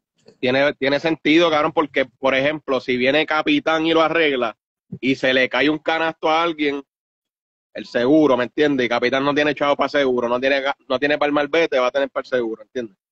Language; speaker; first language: Spanish; native; Spanish